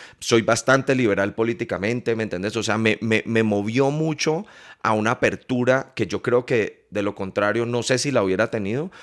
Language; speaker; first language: Spanish; early bilingual, heritage; English